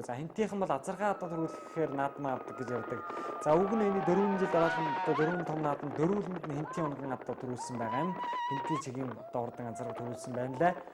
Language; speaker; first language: Mongolian; native; Mongolian